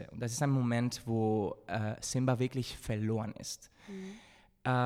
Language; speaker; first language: German; non-native, fluent; Spanish